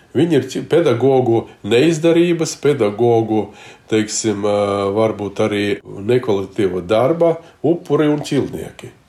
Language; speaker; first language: Latvian; non-native, local second language; Russian